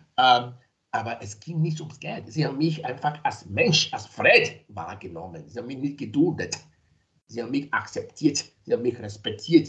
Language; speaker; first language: German; non-native, fluent; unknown